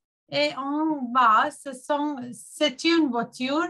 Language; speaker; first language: French; non-native, fluent; Sinhala